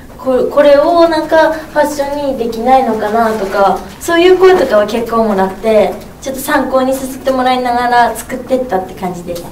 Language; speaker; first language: Japanese; native; Japanese